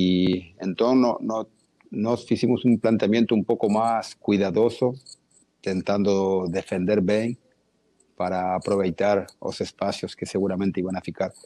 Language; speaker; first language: Portuguese; non-native, learner; Spanish